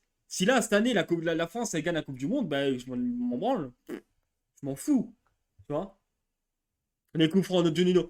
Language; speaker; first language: French; native; French